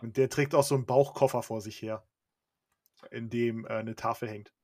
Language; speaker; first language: German; native; German